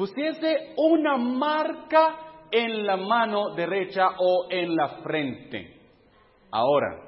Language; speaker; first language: Spanish; non-native, fluent; English